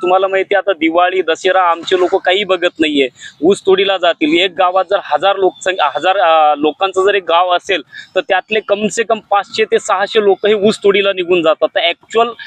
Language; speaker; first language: Marathi; non-native, local second language; Lambadi